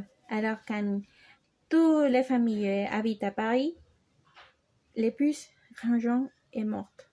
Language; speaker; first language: French; non-native, learner; Spanish